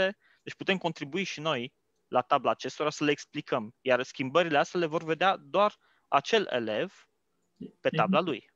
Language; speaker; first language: Romanian; native; Romanian